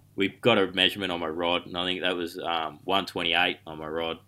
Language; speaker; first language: English; native; English